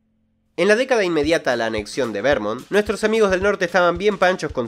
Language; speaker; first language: Spanish; native; Spanish